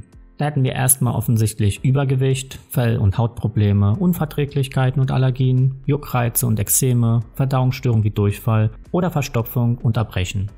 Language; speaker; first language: German; native; German